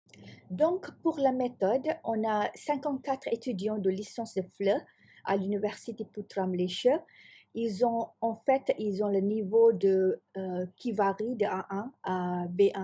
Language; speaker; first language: French; non-native, fluent; Malay